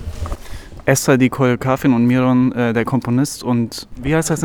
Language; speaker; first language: German; native; German